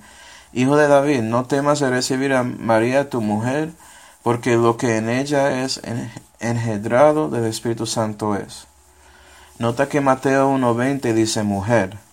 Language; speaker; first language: Spanish; non-native, fluent; English